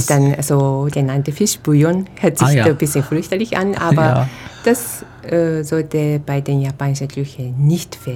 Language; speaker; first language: German; non-native, fluent; Japanese